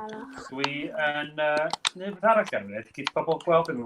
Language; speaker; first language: Welsh; native; Welsh